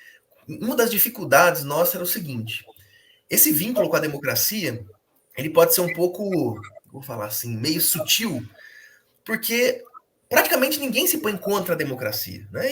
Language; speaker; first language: Portuguese; native; Portuguese